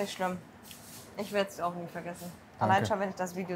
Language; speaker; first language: German; native; German